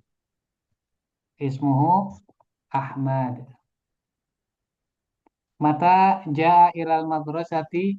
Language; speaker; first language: Arabic; non-native, fluent; Indonesian